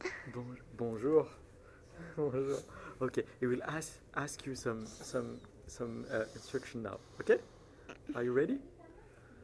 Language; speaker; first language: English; non-native, fluent; French